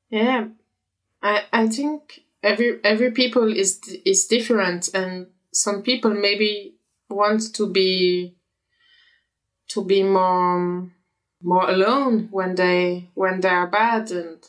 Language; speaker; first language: English; non-native, fluent; French